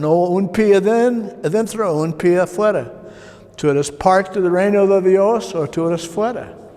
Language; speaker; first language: Spanish; non-native, learner; English